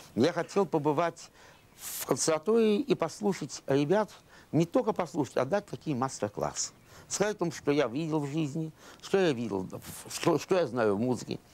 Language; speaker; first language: Russian; native; Russian